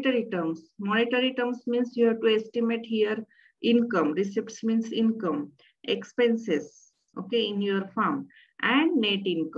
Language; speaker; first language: English; non-native, local second language; Marathi